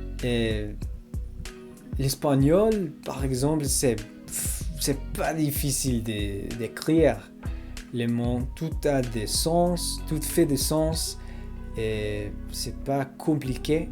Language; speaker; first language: French; non-native, learner; English